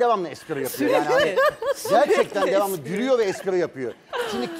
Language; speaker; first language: Turkish; native; Turkish